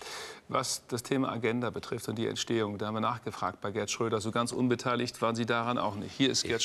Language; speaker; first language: German; native; German